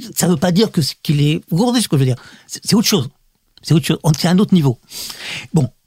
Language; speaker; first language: French; early bilingual, other home language; Russian